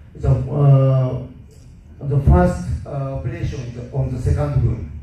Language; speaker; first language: English; non-native, learner; Japanese